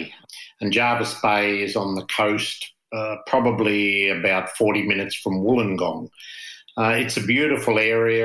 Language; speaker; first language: English; native; English